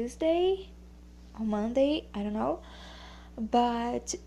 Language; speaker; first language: English; non-native, learner; Portuguese